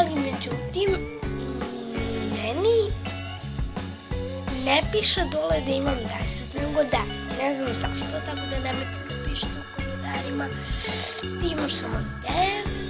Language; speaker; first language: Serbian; early bilingual, heritage; Serbian